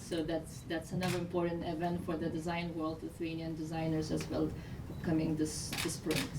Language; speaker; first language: English; non-native, fluent; Lithuanian